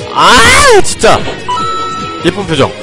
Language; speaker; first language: Korean; native; Korean